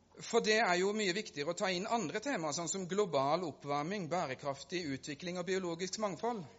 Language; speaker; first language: Norwegian; native; Norwegian